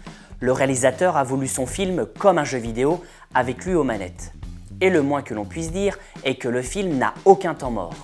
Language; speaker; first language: French; native; French